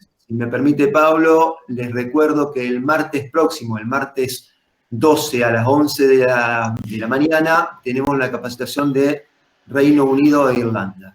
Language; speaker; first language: Spanish; native; Spanish